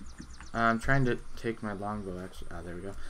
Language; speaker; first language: English; native; English